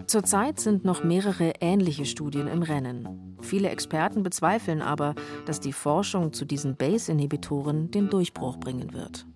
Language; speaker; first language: German; native; German